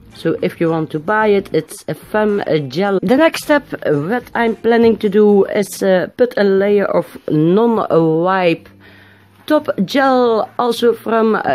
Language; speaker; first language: English; non-native, learner; Dutch